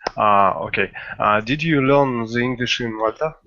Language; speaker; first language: English; non-native, learner; Russian